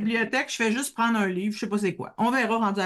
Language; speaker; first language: French; native; French